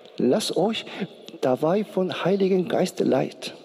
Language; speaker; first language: German; non-native, learner; Korean